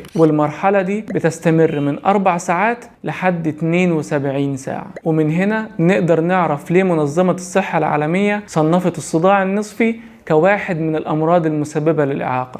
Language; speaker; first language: Arabic; native; Arabic